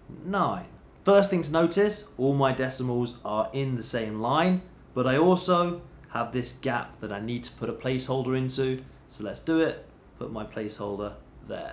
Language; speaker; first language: English; native; English